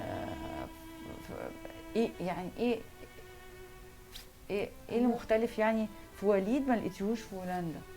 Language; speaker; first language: Arabic; native; Arabic